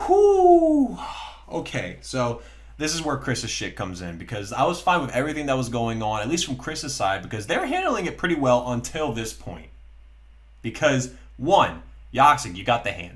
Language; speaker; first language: English; native; English